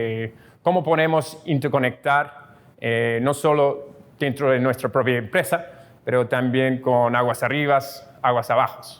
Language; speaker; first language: Spanish; non-native, fluent; English